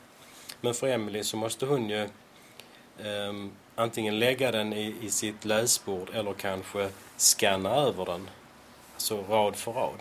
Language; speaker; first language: Swedish; native; Swedish